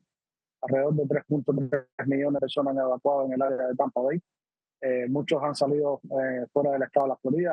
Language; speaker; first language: Spanish; native; Spanish